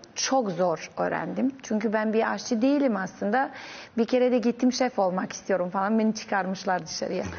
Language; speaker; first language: Turkish; non-native, fluent; Serbian